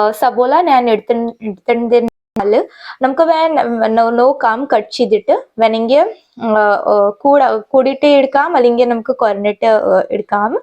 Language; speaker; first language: Malayalam; non-native, local second language; Hindi